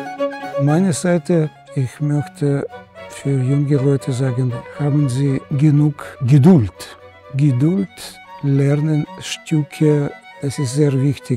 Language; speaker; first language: German; non-native, learner; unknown